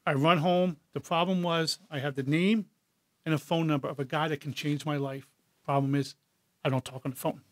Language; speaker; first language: English; native; English